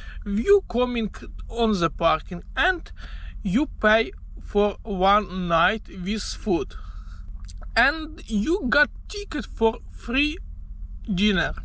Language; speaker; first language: English; non-native, learner; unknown